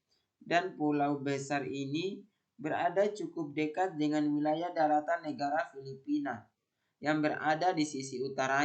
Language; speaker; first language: Indonesian; native; Indonesian